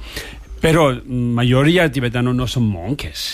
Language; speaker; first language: Spanish; non-native, learner; Tibetan